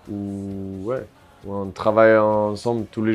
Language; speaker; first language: French; non-native, fluent; German